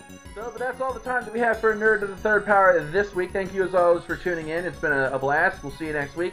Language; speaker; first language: English; native; English